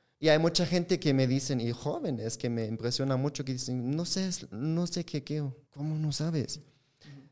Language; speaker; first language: Spanish; non-native, fluent; German